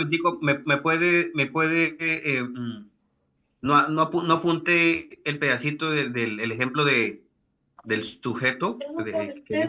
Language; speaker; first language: Spanish; native; Spanish